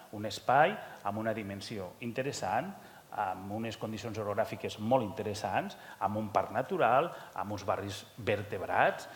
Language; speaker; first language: Catalan; native; Catalan